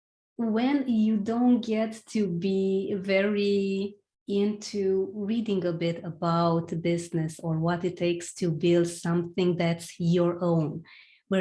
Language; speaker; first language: English; non-native, fluent; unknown